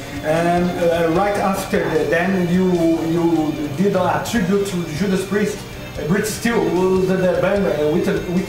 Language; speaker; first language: English; non-native, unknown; Portuguese